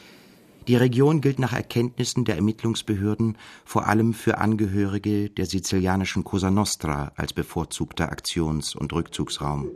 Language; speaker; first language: German; native; German